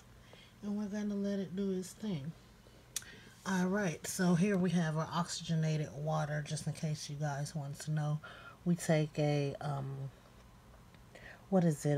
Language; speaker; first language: English; native; English